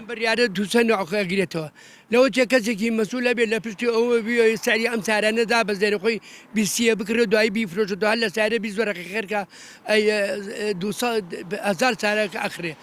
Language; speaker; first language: Central Kurdish; native; Central Kurdish